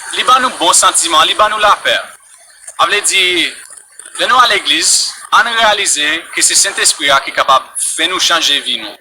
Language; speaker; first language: Haitian Creole; non-native, fluent; English